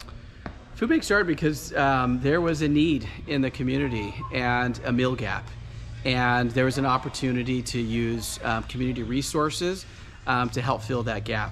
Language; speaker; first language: English; native; English